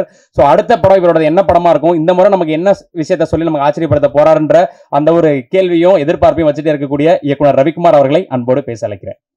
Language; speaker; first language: Tamil; native; Tamil